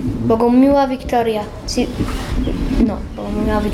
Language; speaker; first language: Polish; early bilingual, heritage; Polish